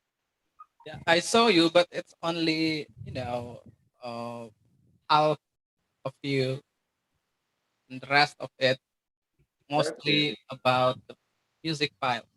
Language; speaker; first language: English; non-native, fluent; Indonesian